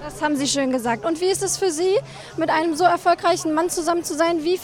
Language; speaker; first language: German; native; German